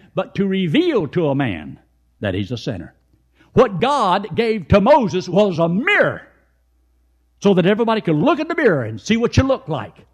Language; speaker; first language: English; native; English